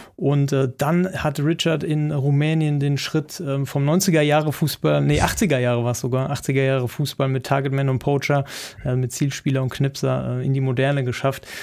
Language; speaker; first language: German; native; German